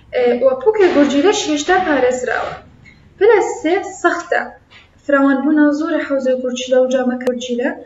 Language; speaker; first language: Central Kurdish; non-native, local second language; Kurdish